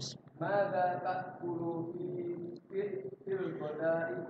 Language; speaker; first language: Arabic; non-native, learner; Indonesian